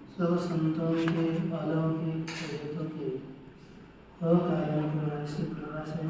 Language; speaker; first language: Hindi; non-native, local second language; Marathi